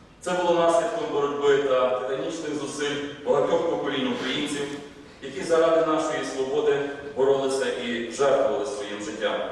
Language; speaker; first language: Ukrainian; native; Ukrainian